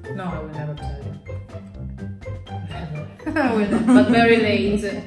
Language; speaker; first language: English; non-native, fluent; Italian